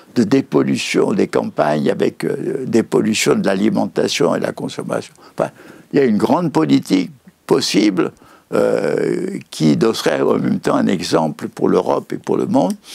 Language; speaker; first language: French; native; French